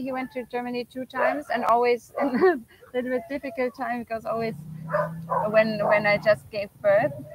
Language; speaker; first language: English; non-native, fluent; German